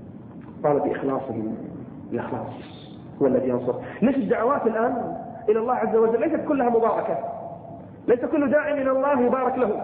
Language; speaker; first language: Arabic; native; Arabic